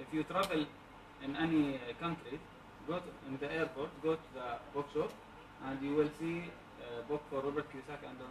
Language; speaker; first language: English; non-native, learner; Arabic